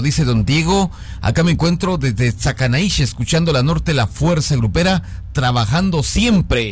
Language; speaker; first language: Spanish; native; Spanish